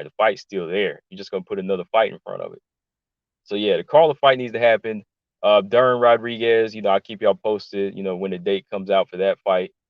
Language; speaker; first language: English; native; English